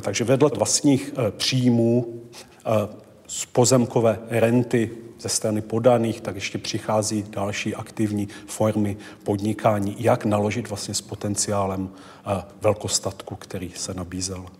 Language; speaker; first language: Czech; native; Czech